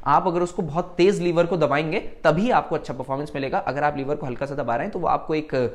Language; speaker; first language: Hindi; native; Hindi